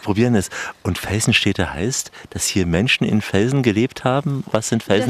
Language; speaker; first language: German; native; German